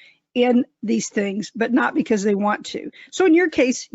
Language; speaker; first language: English; native; English